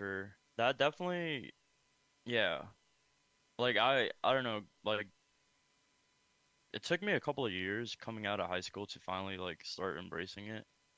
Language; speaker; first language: English; early bilingual, other home language; Khmer